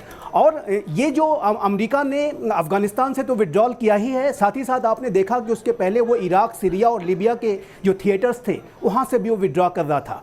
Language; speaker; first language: Hindi; native; Hindi